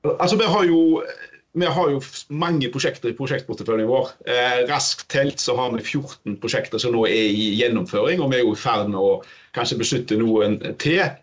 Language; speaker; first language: Norwegian; native; Norwegian